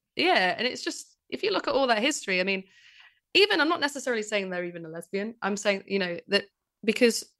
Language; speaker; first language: English; native; English